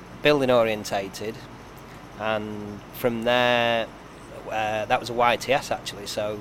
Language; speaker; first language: English; native; English